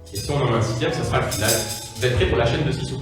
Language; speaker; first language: French; native; French